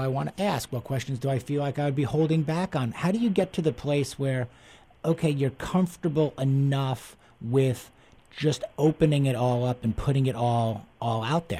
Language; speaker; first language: English; native; English